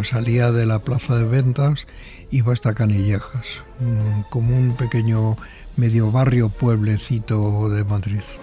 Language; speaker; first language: Spanish; native; Spanish